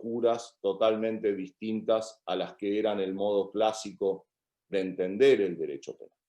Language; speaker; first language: Spanish; native; Spanish